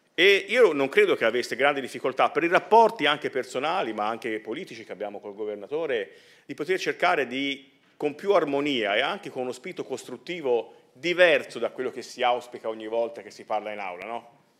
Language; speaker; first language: Italian; native; Italian